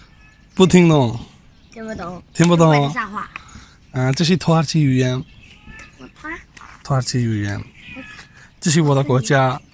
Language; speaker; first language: Chinese; non-native, learner; Punjabi